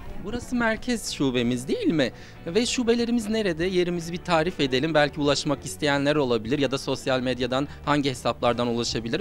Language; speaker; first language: Turkish; native; Turkish